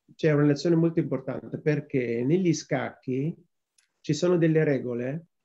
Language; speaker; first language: Italian; non-native, fluent; Arabic